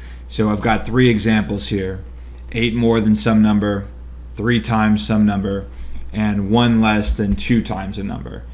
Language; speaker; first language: English; native; English